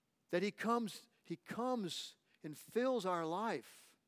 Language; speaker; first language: English; native; English